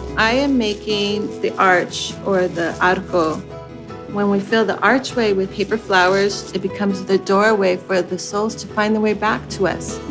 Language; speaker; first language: English; native; English